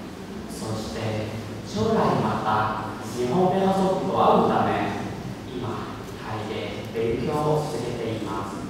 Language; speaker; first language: Japanese; non-native, fluent; Thai